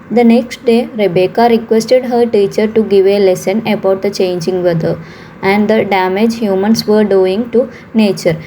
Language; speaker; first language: English; non-native, local second language; Malayalam